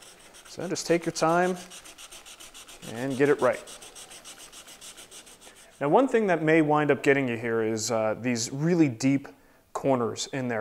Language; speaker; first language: English; native; English